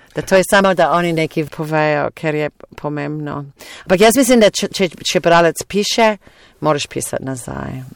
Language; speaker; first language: Slovenian; non-native, fluent; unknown